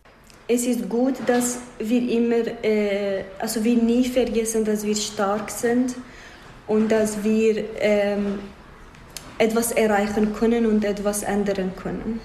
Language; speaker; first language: German; non-native, fluent; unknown